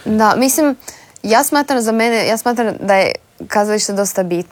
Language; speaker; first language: Serbian; native; Serbian